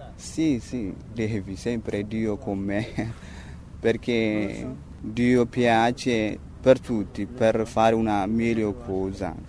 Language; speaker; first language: Italian; non-native, learner; Tigrinya